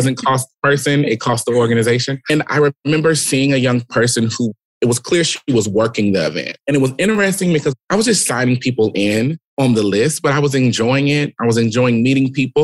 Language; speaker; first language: English; native; English